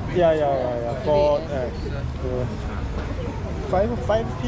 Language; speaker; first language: English; non-native, learner; Korean